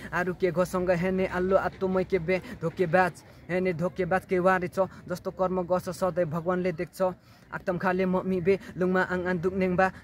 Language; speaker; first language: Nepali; non-native, local second language; Limbu